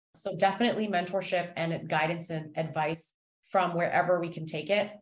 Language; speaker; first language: English; native; English